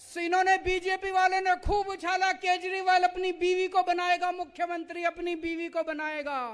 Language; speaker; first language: Hindi; native; Hindi